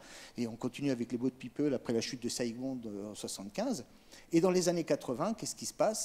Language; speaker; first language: French; native; French